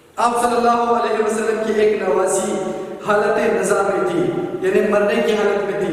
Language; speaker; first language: Urdu; non-native, local second language; Pashto